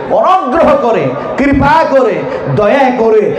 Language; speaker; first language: Bangla; non-native, local second language; Urdu